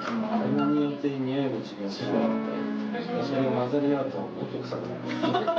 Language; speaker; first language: Japanese; native; Japanese